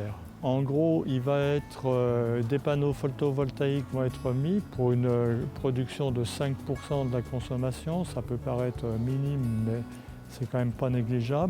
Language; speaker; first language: French; native; French